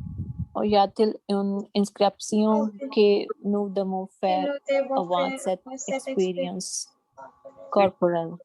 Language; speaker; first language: French; non-native, learner; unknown